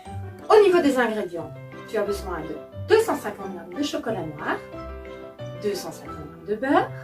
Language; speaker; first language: French; native; French